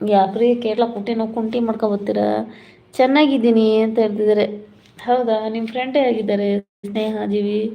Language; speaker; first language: Kannada; non-native, local second language; Malayalam